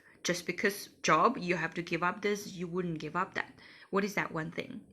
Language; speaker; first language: English; non-native, fluent; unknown